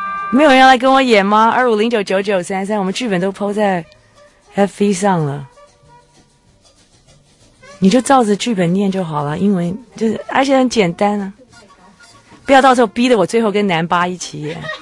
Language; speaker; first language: Chinese; native; Chinese